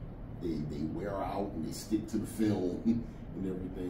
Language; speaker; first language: English; native; English